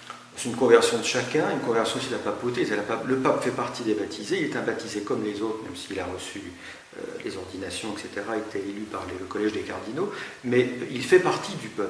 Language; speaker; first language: French; native; French